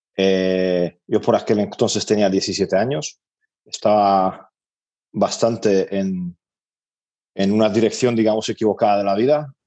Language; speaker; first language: Spanish; non-native, fluent; Hungarian